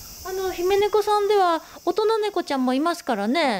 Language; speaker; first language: Japanese; native; Japanese